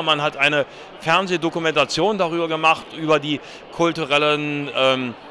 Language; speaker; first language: German; native; German